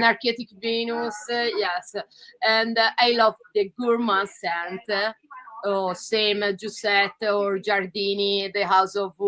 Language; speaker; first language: English; non-native, learner; Italian